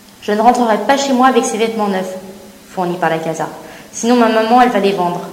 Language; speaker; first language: French; native; French